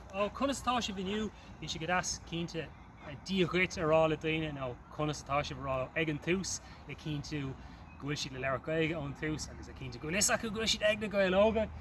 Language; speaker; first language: Irish; non-native, local second language; English